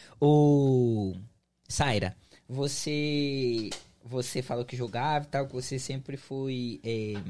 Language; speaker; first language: Portuguese; native; Portuguese